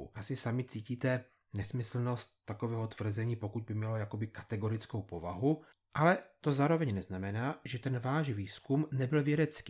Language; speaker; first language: Czech; native; Czech